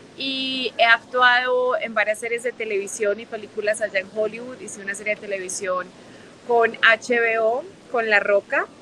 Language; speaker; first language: Spanish; native; Spanish